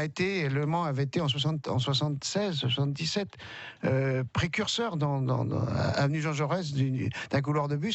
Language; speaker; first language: French; native; French